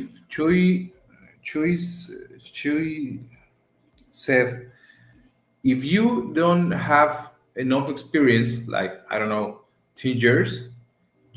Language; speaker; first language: English; non-native, learner; Spanish